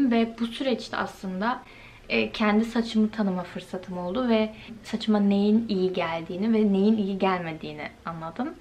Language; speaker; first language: Turkish; native; Turkish